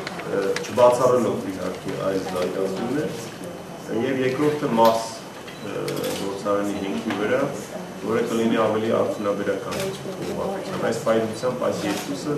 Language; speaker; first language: Armenian; native; Armenian